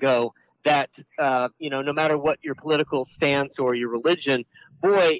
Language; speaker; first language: English; native; English